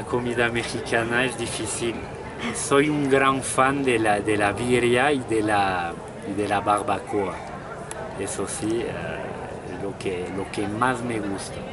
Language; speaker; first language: Spanish; non-native, fluent; French